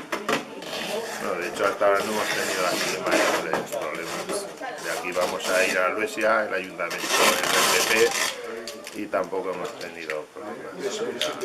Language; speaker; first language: Spanish; native; Spanish